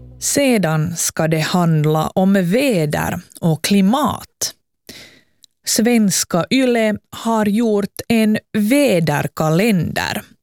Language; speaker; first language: Swedish; native; Swedish